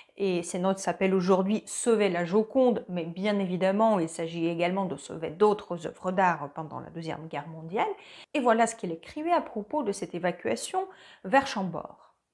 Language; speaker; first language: French; non-native, fluent; Russian